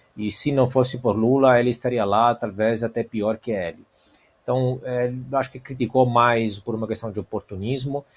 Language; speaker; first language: Portuguese; non-native, fluent; Italian